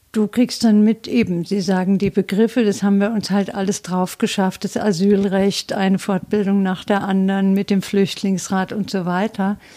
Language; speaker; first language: German; native; German